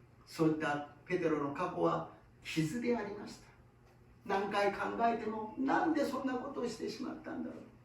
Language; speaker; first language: Japanese; non-native, fluent; Korean